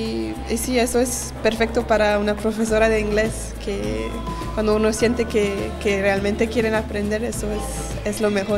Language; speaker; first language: Spanish; non-native, fluent; English